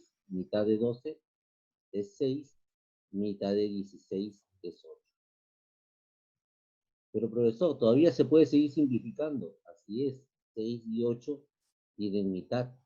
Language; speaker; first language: Spanish; native; Spanish